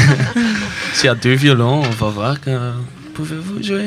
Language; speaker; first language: French; non-native, local second language; Dutch